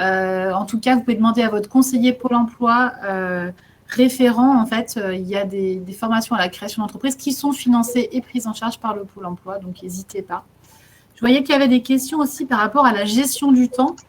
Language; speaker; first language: French; native; French